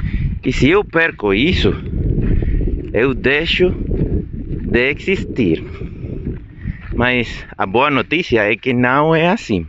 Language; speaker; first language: Portuguese; non-native, fluent; Spanish